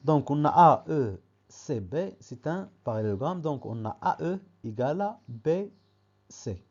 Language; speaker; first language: French; non-native, local second language; Arabic